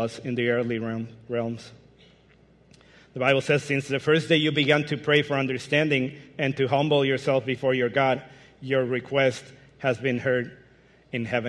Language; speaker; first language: English; non-native, fluent; Spanish